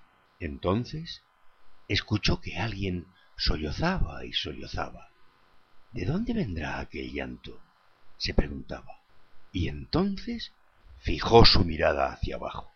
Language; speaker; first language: Spanish; native; Spanish